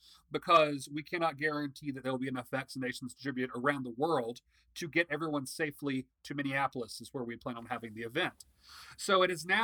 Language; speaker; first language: English; native; English